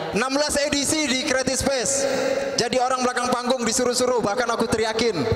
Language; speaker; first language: Indonesian; native; Indonesian